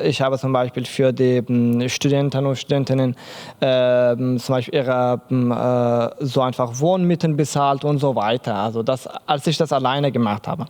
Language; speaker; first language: German; non-native, learner; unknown